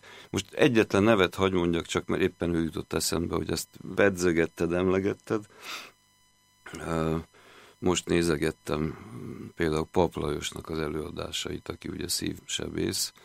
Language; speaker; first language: Hungarian; native; Hungarian